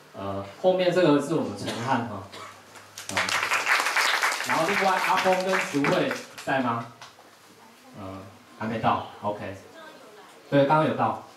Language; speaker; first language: Chinese; native; Chinese